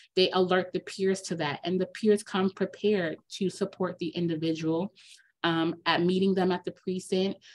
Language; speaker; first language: English; native; English